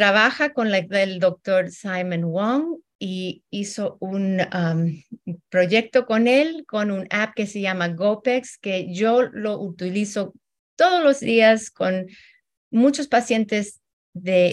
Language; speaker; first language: Spanish; early bilingual, heritage; Spanish